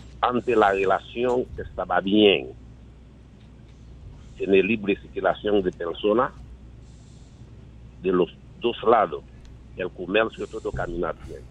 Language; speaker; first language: Spanish; non-native, learner; Haitian Creole